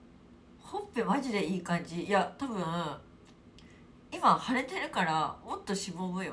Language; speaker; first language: Japanese; native; Japanese